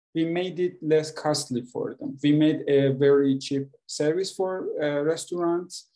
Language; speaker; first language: English; non-native, fluent; Persian